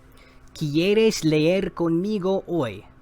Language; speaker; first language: Spanish; non-native, fluent; English